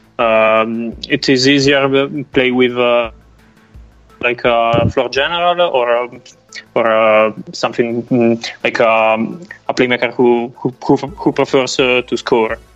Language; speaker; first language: English; non-native, learner; Italian